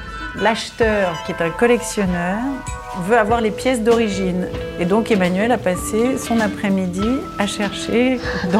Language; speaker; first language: French; native; French